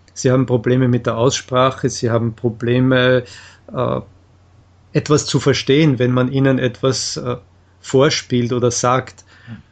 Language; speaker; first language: German; native; German